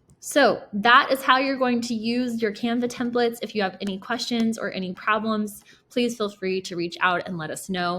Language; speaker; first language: English; native; English